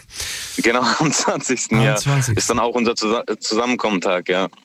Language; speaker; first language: German; native; German